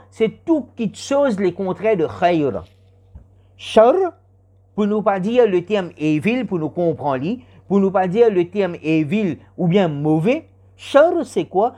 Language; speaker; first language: French; non-native, learner; Morisyen